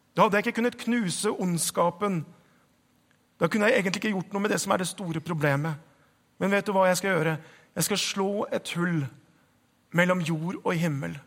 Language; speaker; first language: Norwegian; native; Norwegian